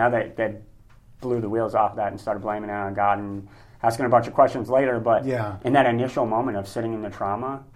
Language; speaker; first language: English; native; English